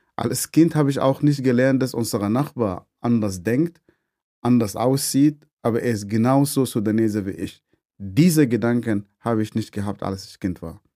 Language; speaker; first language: German; non-native, fluent; Arabic